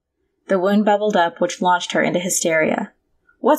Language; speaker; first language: English; native; English